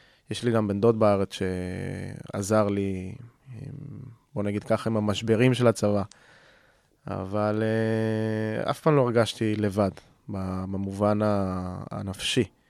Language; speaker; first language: Hebrew; non-native, fluent; Spanish